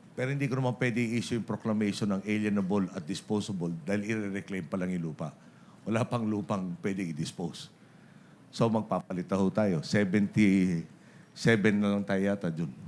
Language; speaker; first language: Filipino; native; Filipino